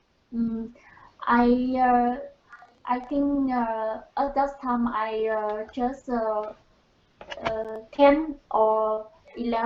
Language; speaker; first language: English; non-native, learner; Vietnamese